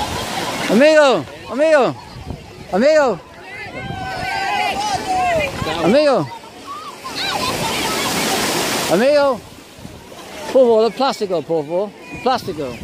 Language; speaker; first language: Spanish; non-native, learner; English